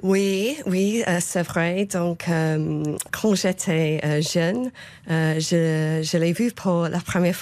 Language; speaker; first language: French; non-native, fluent; English